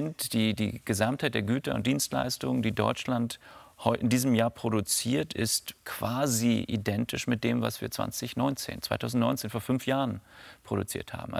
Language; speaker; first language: German; native; German